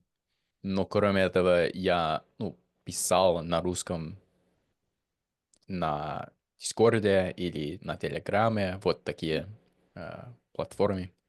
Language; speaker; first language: Russian; non-native, fluent; English